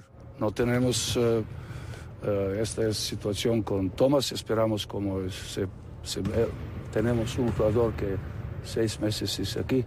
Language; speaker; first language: Spanish; non-native, fluent; Serbian